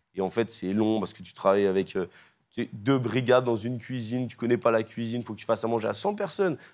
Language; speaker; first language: French; native; French